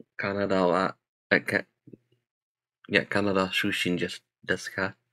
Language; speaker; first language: Japanese; non-native, learner; English